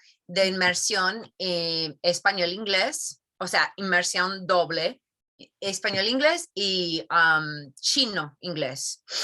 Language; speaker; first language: Spanish; non-native, fluent; English